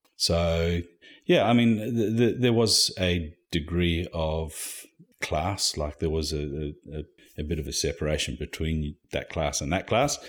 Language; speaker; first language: English; native; English